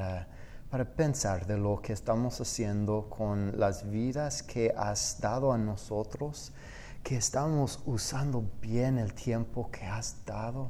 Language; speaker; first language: Spanish; non-native, fluent; English